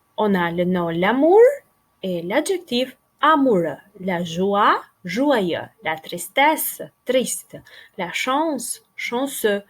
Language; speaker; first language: French; non-native, fluent; Albanian